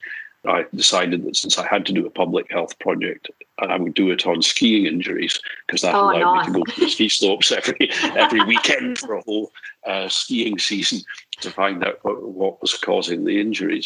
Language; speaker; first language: English; native; English